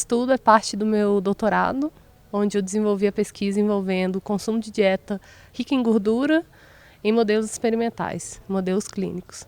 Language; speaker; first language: Portuguese; native; Portuguese